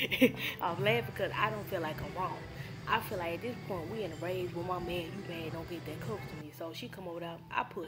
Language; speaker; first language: English; native; English